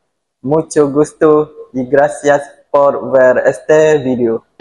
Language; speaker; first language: Spanish; non-native, learner; Malay